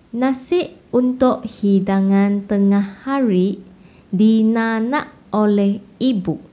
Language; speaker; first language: Malay; non-native, local second language; Chinese